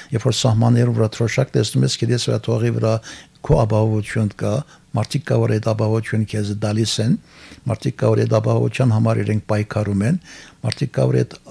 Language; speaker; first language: Armenian; early bilingual, heritage; Armenian